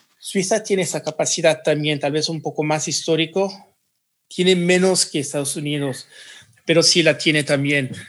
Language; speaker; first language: Spanish; early bilingual, heritage; Spanish